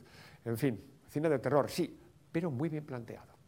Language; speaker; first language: Spanish; native; Spanish